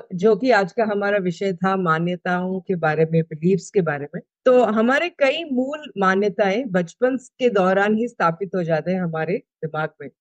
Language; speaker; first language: Hindi; non-native, local second language; Telugu